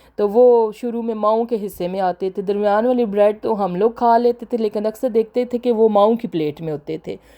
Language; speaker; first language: Urdu; non-native, local second language; Punjabi